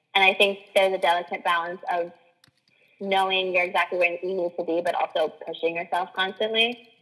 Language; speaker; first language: English; native; English